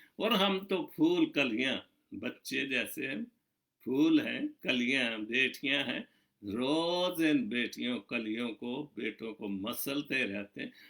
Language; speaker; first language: Urdu; non-native, local second language; Punjabi